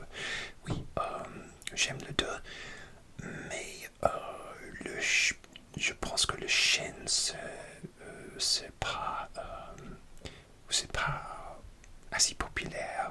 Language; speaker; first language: French; non-native, learner; English